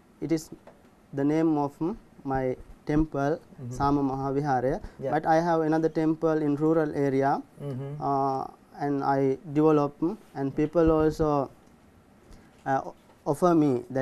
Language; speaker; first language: English; non-native, learner; Sinhala